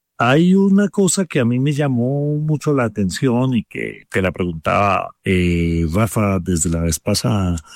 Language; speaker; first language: Spanish; native; Spanish